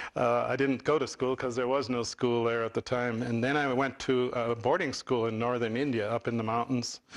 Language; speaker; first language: English; native; English